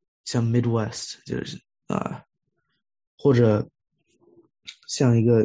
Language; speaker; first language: Chinese; early bilingual, heritage; Chinese